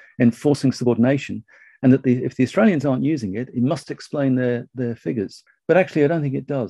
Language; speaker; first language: English; native; English